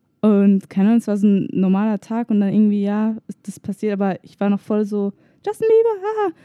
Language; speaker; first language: German; native; German